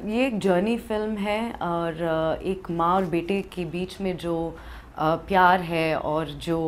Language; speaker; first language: Hindi; early bilingual, other home language; English